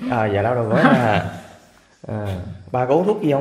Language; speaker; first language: Vietnamese; native; Vietnamese